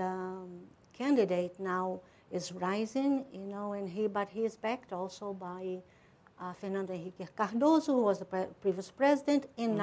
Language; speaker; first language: English; non-native, fluent; Portuguese